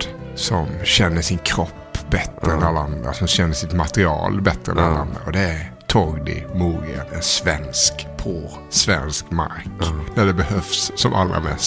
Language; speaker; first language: Swedish; native; Swedish